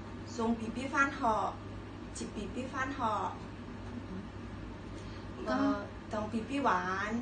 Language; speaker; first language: Cantonese; non-native, learner; Indonesian